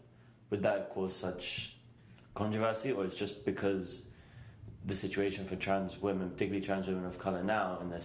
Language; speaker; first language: English; native; English